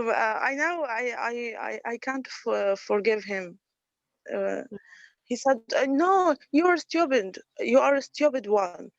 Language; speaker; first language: English; non-native, learner; Arabic